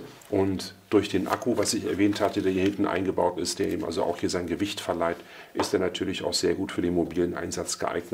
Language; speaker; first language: German; native; German